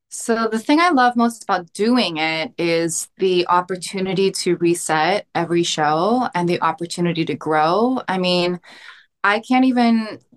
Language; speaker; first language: English; early bilingual, other home language; Korean